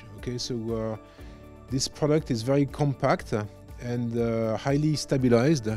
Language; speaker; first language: English; non-native, fluent; French